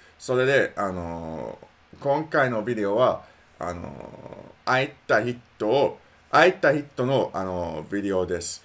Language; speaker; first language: Japanese; non-native, learner; English